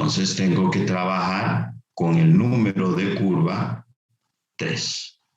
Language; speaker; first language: Spanish; native; Spanish